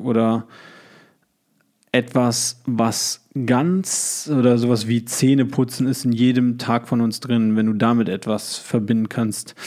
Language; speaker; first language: German; native; German